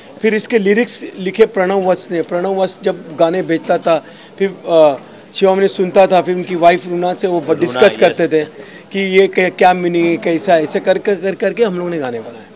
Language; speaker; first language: Hindi; native; Hindi